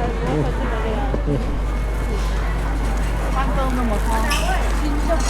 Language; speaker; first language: Korean; non-native, fluent; Vietnamese